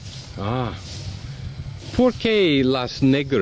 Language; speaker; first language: Spanish; non-native, learner; English